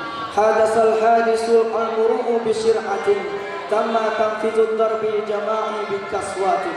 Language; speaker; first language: Arabic; non-native, learner; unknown